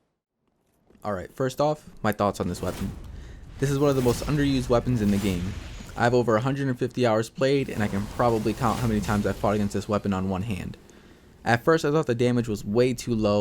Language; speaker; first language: English; native; English